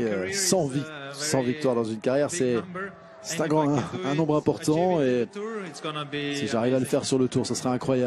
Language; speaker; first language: French; native; French